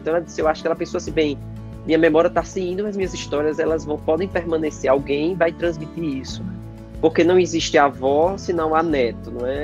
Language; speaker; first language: Portuguese; native; Portuguese